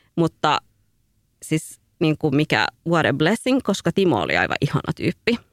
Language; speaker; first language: Finnish; early bilingual, other home language; Tigrinya